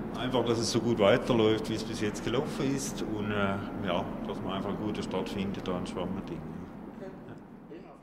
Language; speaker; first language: German; native; German